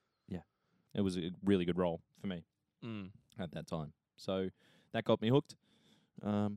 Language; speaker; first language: English; native; English